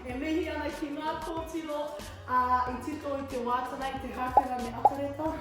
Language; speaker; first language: Māori; non-native, local second language; English